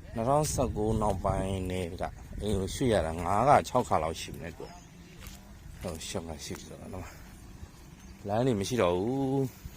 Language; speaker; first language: Burmese; native; Burmese